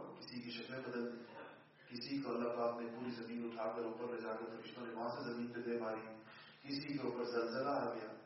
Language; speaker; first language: Urdu; non-native, local second language; Pashto